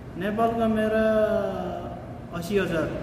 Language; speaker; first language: Hindi; non-native, learner; Nepali